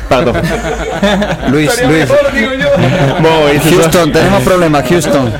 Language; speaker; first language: Spanish; native; Spanish